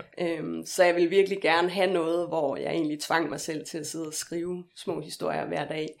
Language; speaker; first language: Danish; native; Danish